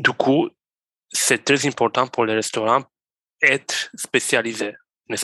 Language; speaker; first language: French; non-native, learner; Romanian